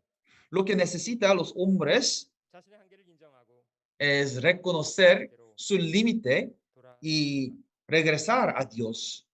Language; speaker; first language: Spanish; non-native, fluent; Korean